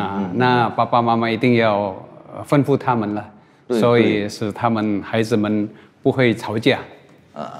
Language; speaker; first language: Chinese; non-native, fluent; Indonesian